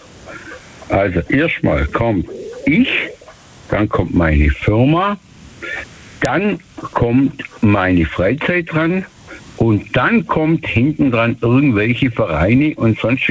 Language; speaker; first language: German; native; German